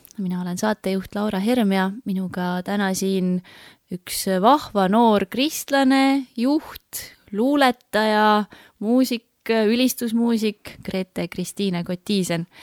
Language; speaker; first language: Estonian; native; Estonian